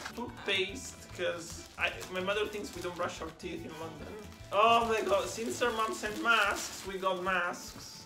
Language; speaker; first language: English; non-native, fluent; Italian